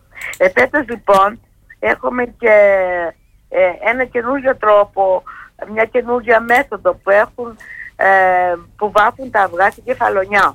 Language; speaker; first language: Greek; native; Greek